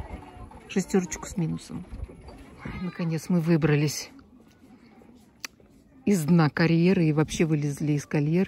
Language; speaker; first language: Russian; native; Russian